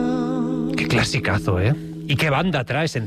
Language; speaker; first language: Spanish; native; Spanish